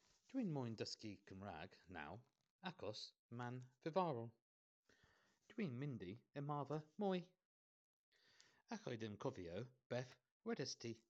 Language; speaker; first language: Welsh; non-native, learner; English